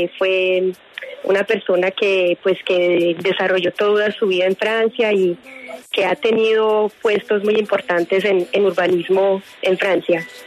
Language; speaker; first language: Spanish; early bilingual, heritage; French